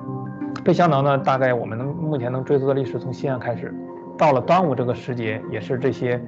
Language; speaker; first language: Chinese; native; Chinese